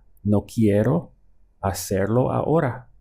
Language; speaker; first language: Spanish; non-native, fluent; English